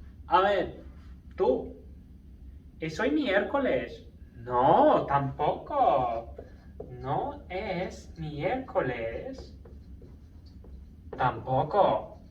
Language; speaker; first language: Spanish; non-native, fluent; English